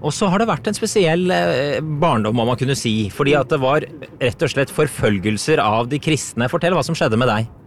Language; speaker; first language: Norwegian; native; Norwegian